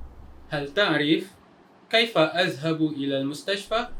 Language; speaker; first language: Arabic; non-native, learner; Malay